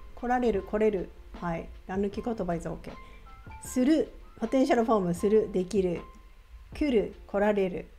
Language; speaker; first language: Japanese; native; Japanese